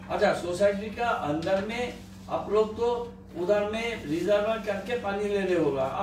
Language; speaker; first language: Hindi; non-native, local second language; Bangla